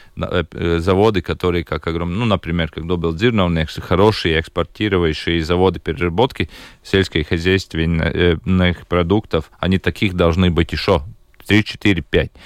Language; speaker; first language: Russian; non-native, local second language; Latvian